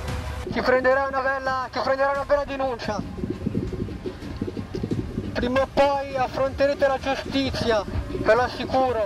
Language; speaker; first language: Italian; native; Italian